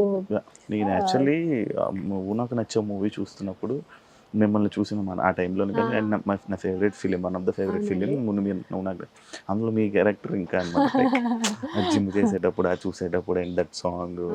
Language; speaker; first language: Telugu; native; Telugu